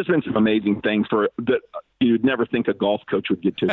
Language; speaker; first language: English; native; English